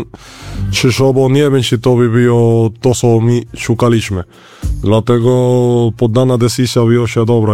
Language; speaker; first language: Polish; non-native, learner; Spanish